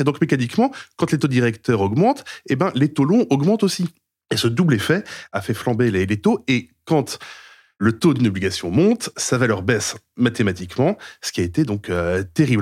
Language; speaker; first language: French; native; French